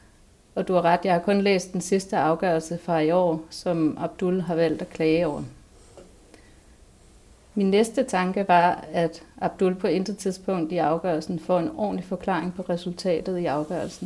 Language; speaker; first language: Danish; native; Danish